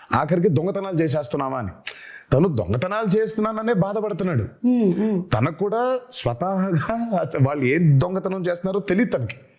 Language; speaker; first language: Telugu; native; Telugu